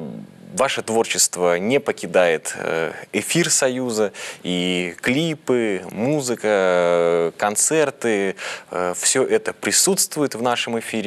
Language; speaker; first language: Russian; native; Russian